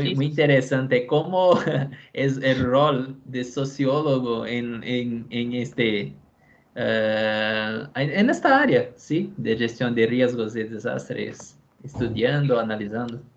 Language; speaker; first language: Spanish; non-native, fluent; Portuguese